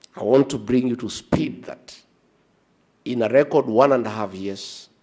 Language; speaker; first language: English; non-native, local second language; Kikuyu